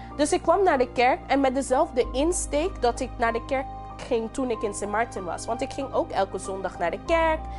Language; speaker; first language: Dutch; non-native, local second language; English